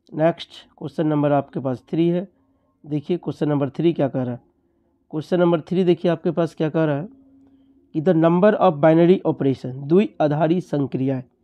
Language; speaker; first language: Hindi; native; Hindi